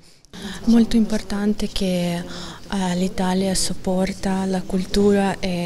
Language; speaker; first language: Italian; non-native, fluent; Ukrainian